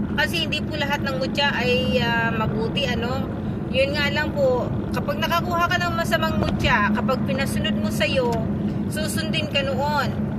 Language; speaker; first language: Filipino; non-native, local second language; Bikol